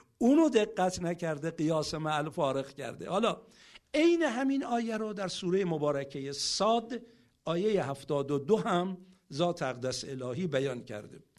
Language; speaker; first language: Persian; native; Persian